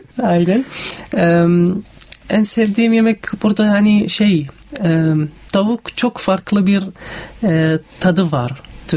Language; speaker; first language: Turkish; non-native, learner; Arabic